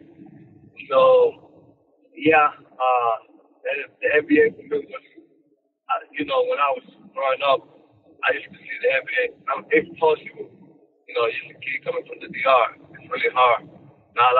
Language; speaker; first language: English; non-native, fluent; Spanish